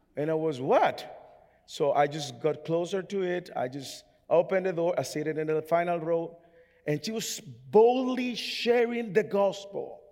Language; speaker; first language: English; non-native, fluent; Spanish